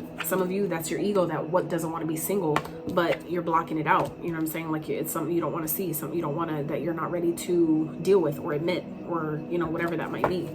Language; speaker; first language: English; native; English